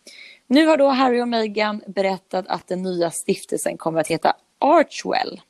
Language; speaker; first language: Swedish; native; Swedish